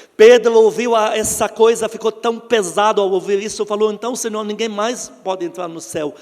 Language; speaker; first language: Portuguese; non-native, fluent; Arabic